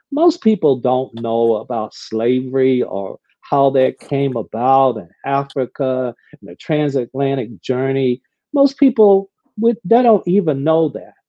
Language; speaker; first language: English; native; English